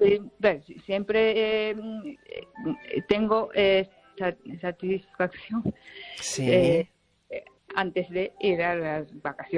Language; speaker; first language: Spanish; non-native, learner; Japanese